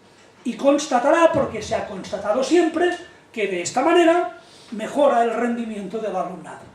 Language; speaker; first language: Spanish; native; Spanish